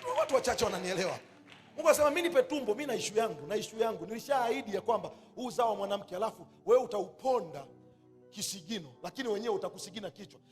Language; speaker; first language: Swahili; native; Swahili